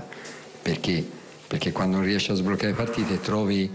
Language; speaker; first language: Italian; native; Italian